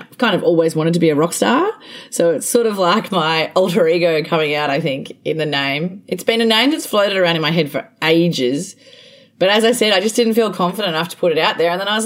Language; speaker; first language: English; native; English